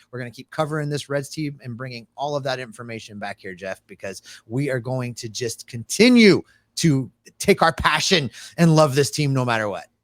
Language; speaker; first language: English; native; English